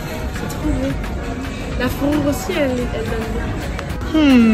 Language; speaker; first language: French; native; French